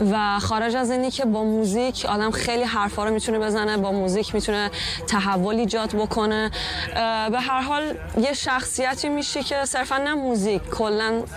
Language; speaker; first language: Persian; early bilingual, heritage; Persian